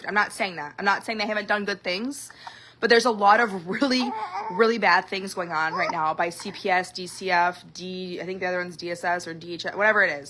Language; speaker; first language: English; native; English